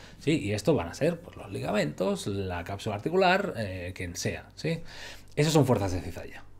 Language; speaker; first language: Spanish; native; Spanish